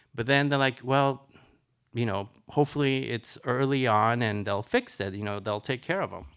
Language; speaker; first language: English; early bilingual, other home language; Spanish